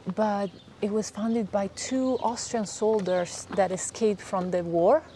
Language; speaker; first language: English; non-native, fluent; Italian